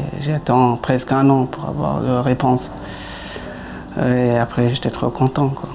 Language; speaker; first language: French; non-native, learner; Persian